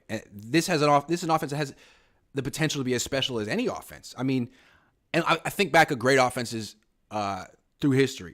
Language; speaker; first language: English; native; English